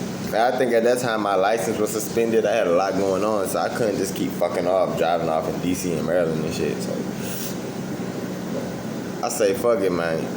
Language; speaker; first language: English; native; English